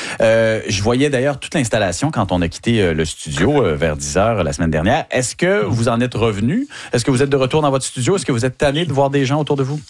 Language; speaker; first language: French; native; French